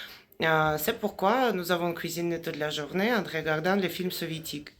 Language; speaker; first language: French; non-native, fluent; Russian